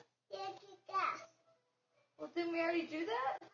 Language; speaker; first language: English; native; English